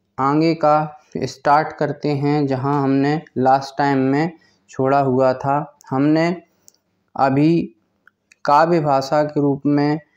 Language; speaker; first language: Hindi; native; Hindi